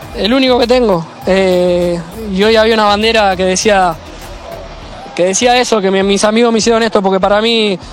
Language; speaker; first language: Spanish; native; Spanish